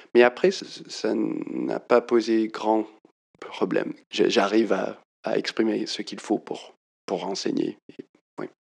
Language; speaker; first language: French; non-native, fluent; English